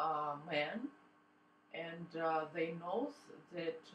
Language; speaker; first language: English; non-native, learner; Russian